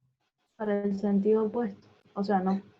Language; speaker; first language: Spanish; native; Spanish